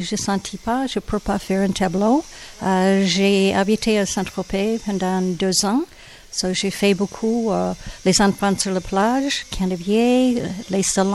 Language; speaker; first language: French; non-native, learner; English